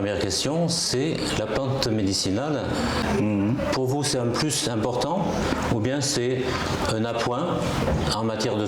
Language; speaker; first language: French; native; French